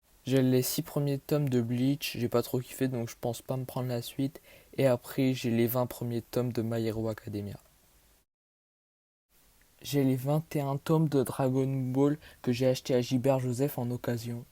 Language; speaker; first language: French; native; French